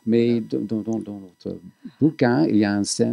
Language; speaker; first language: French; non-native, fluent; English